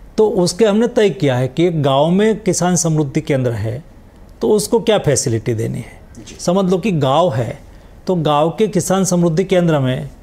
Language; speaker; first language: Hindi; non-native, local second language; Gujarati